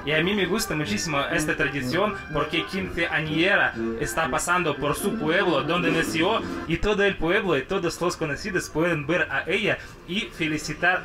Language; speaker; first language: Spanish; non-native, fluent; Russian